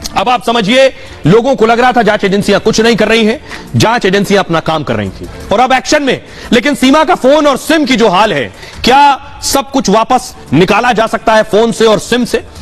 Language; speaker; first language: Hindi; native; Hindi